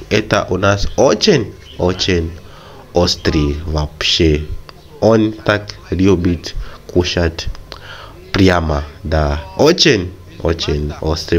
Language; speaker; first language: Russian; non-native, fluent; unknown